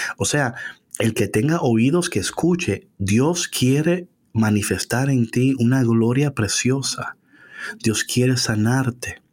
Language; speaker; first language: Spanish; early bilingual, heritage; Spanish